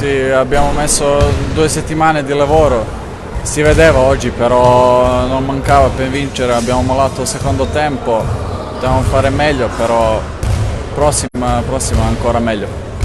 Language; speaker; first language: Italian; non-native, fluent; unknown